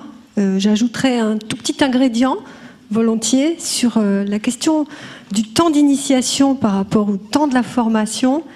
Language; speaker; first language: French; native; French